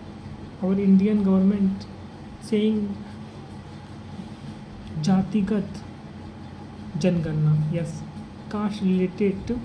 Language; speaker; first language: English; non-native, learner; Hindi